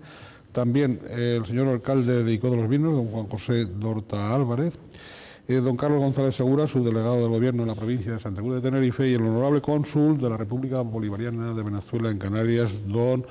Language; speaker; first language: Spanish; native; Spanish